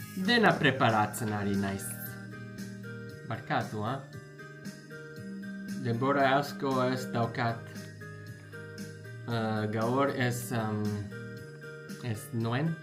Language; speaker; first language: Basque; non-native, learner; English